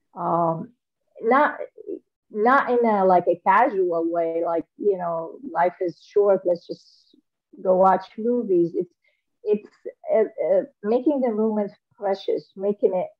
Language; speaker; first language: English; non-native, fluent; Arabic